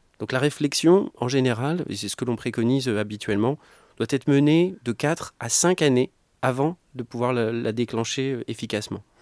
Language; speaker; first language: French; native; French